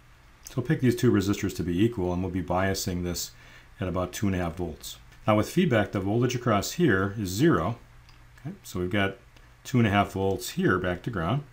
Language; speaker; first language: English; native; English